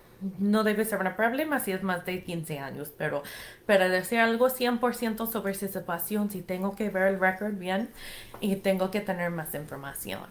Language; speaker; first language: Spanish; non-native, fluent; English